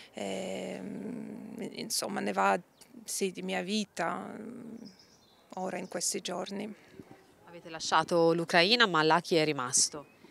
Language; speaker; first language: Italian; non-native, fluent; Ukrainian